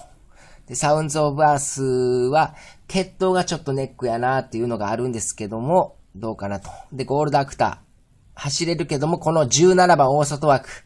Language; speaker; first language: Japanese; native; Japanese